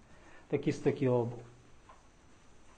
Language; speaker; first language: Japanese; non-native, fluent; Bangla